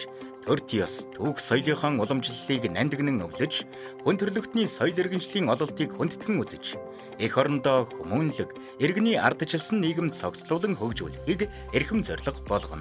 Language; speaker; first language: Mongolian; native; Mongolian